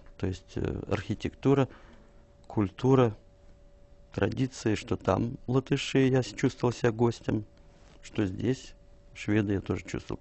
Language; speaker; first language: Russian; native; Russian